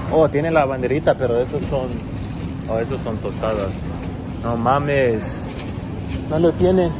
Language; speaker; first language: Spanish; early bilingual, heritage; Spanish